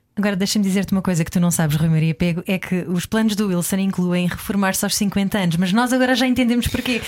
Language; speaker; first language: Portuguese; native; Portuguese